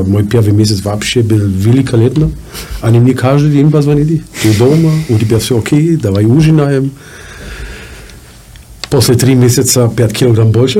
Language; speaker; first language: Russian; non-native, learner; German